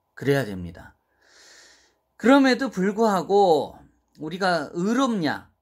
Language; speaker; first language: Korean; native; Korean